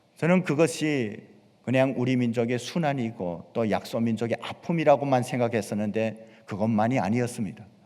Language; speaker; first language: Korean; native; Korean